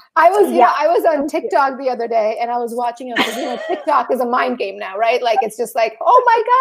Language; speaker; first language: English; early bilingual, other home language; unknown